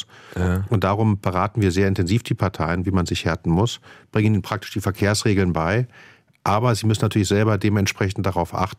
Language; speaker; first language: German; native; German